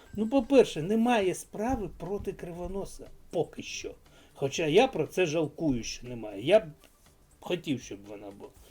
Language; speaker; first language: Ukrainian; non-native, local second language; Russian